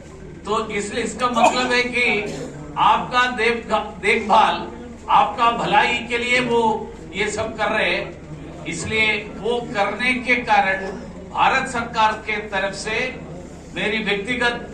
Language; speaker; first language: Hindi; non-native, local second language; Malayalam